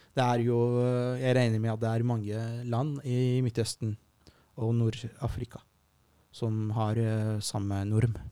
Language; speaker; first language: Norwegian; non-native, fluent; Arabic